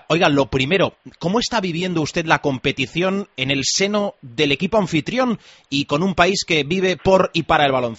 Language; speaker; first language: Spanish; native; Spanish